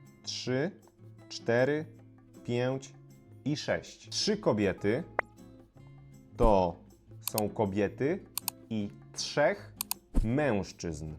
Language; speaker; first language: Polish; native; Polish